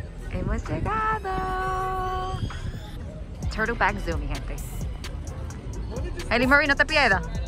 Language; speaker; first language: Spanish; early bilingual, heritage; Spanish